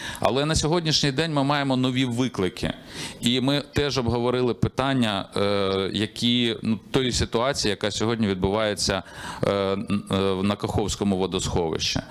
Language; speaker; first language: Ukrainian; native; Ukrainian